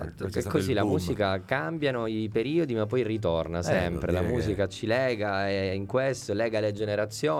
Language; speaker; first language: Italian; native; Italian